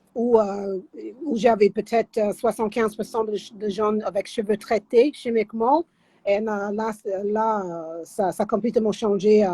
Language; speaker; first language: French; non-native, fluent; English